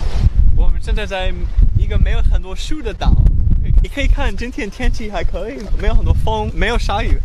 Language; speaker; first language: Chinese; non-native, fluent; English